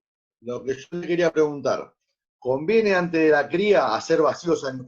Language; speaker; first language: Spanish; native; Spanish